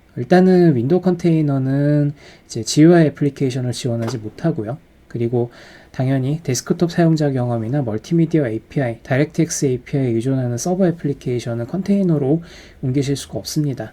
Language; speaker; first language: Korean; native; Korean